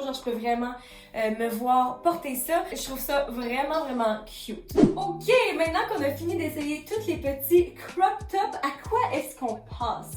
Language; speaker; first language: French; native; French